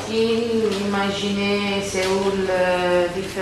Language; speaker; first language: French; non-native, learner; Korean